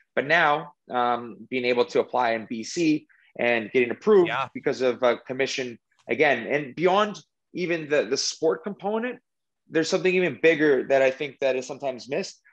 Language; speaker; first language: English; native; English